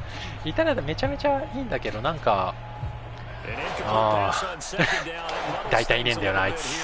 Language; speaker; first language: Japanese; native; Japanese